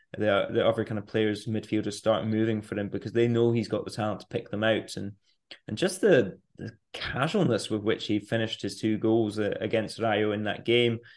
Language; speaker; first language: English; native; English